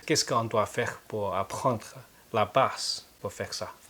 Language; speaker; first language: French; non-native, fluent; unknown